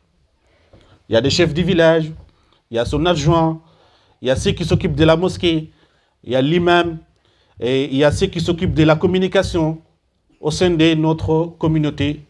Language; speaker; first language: French; early bilingual, other home language; Soninke